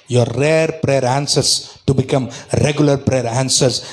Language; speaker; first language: English; non-native, local second language; Telugu